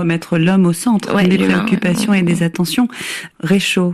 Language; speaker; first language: French; native; French